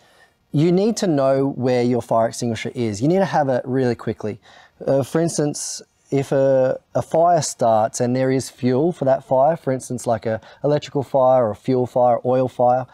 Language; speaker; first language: English; native; English